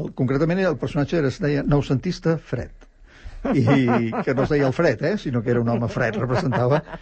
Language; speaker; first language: Catalan; native; Catalan